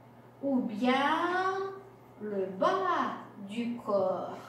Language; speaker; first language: French; non-native, fluent; Russian